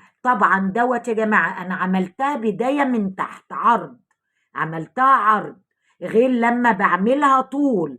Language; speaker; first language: Arabic; native; Arabic